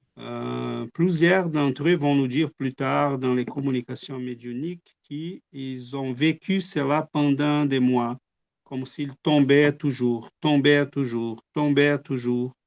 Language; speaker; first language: French; non-native, fluent; Portuguese